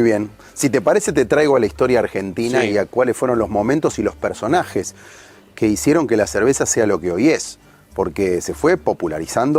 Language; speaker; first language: Spanish; native; Spanish